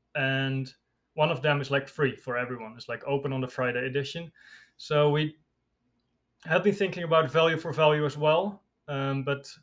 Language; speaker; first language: English; non-native, fluent; Dutch